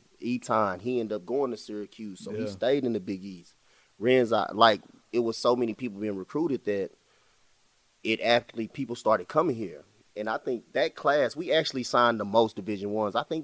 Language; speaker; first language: English; native; English